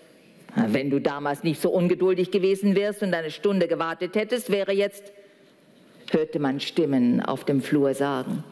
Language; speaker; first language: German; native; German